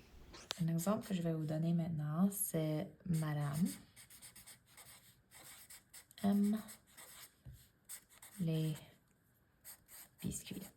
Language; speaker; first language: French; non-native, fluent; English